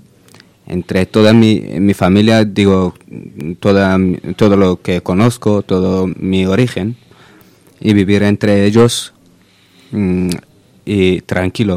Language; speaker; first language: Spanish; non-native, fluent; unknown